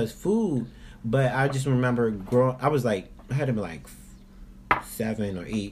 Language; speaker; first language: English; native; English